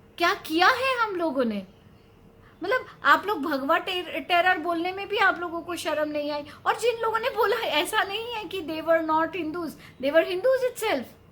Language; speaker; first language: Hindi; non-native, local second language; Bangla